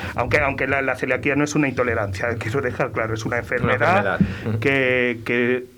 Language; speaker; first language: Spanish; native; Spanish